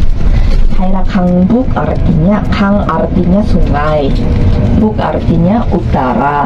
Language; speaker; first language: Indonesian; non-native, fluent; Korean